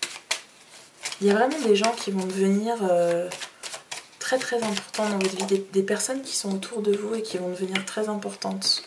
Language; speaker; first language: French; native; French